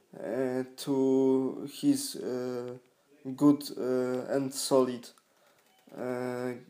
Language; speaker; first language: English; non-native, learner; Polish